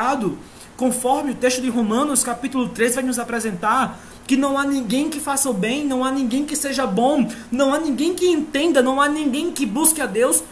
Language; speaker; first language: Portuguese; native; Portuguese